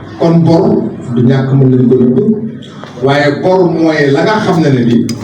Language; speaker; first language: Wolof; non-native, local second language; Fula